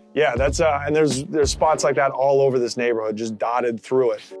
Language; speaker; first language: English; native; English